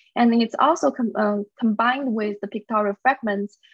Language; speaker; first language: English; non-native, fluent; Chinese